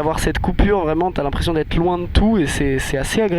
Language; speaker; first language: French; native; French